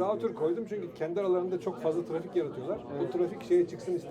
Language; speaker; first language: Turkish; native; Turkish